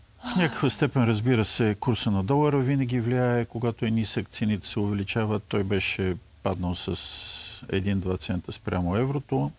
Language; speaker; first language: Bulgarian; native; Bulgarian